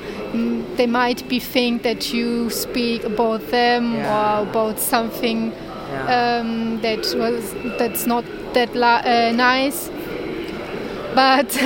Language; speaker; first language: English; non-native, learner; Turkish